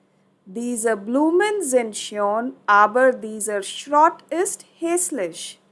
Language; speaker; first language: German; non-native, fluent; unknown